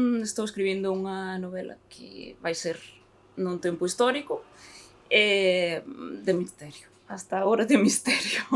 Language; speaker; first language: Galician; native; Galician